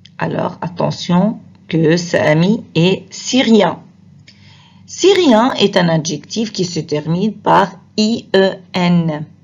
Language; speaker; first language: French; non-native, fluent; Arabic